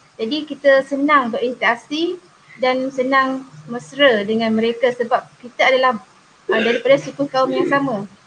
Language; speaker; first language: Malay; non-native, local second language; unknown